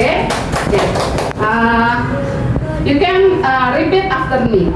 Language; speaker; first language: English; non-native, learner; Indonesian